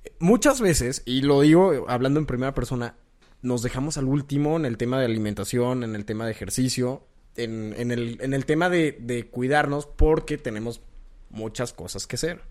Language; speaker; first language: Spanish; native; Spanish